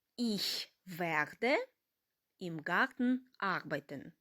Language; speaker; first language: German; non-native, fluent; Ukrainian